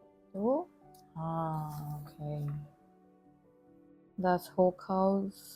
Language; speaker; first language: German; non-native, fluent; Gujarati